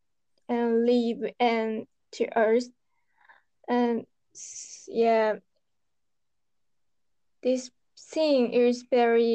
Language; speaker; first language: English; non-native, learner; Japanese